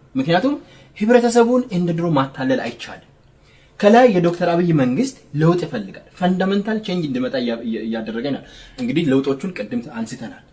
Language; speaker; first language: Amharic; non-native, local second language; Sidamo